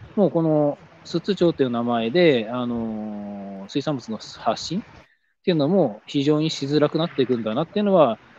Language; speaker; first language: Japanese; native; Japanese